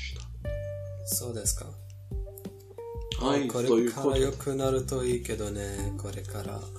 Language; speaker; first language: Japanese; non-native, fluent; Persian